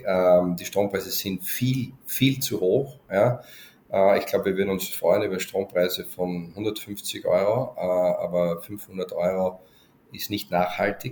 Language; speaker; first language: German; native; German